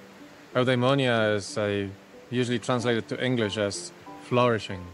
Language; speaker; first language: English; non-native, fluent; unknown